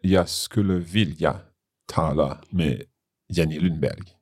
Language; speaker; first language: Swedish; non-native, learner; English